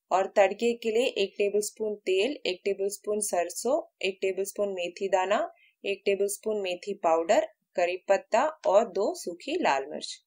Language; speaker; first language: Hindi; non-native, local second language; Malayalam